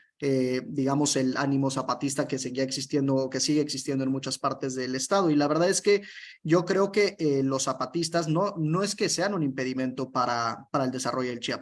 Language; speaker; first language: Spanish; native; Spanish